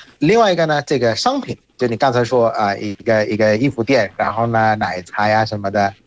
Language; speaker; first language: Chinese; non-native, fluent; Bangla